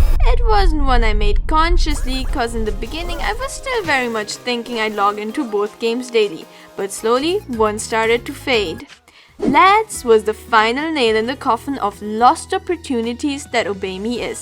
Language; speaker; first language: English; native; English